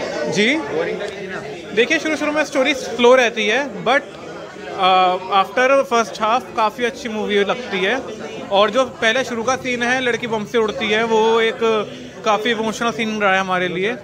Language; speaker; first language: Hindi; native; Hindi